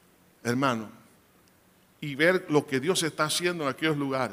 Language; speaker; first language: Spanish; native; Spanish